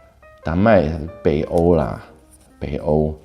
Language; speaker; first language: Chinese; non-native, fluent; Dutch